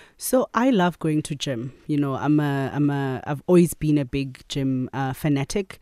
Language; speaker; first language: English; non-native, local second language; Zulu